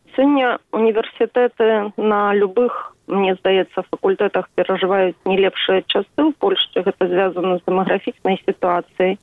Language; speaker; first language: Belarusian; native; Belarusian